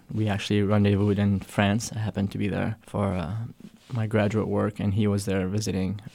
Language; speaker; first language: English; early bilingual, other home language; Arabic